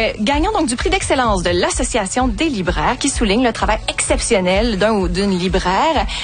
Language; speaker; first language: French; native; French